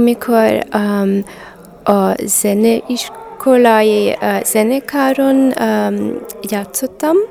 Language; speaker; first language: Hungarian; non-native, learner; German